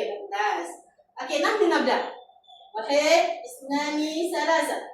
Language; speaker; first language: Arabic; non-native, learner; Malay